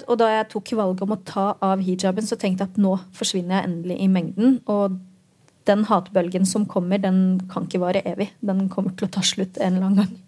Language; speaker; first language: Norwegian; early bilingual, other home language; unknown